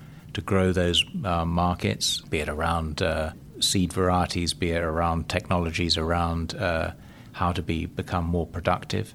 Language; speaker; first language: English; native; English